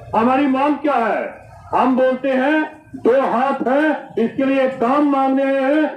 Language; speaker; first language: Hindi; native; Hindi